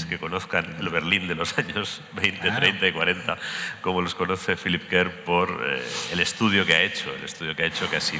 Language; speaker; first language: Spanish; native; Spanish